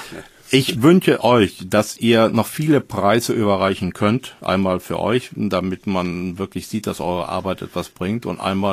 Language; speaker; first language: German; native; German